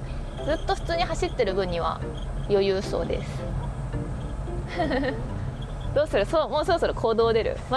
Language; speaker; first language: Japanese; native; Japanese